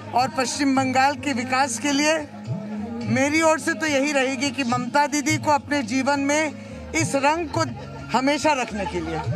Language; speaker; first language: Hindi; non-native, local second language; Bangla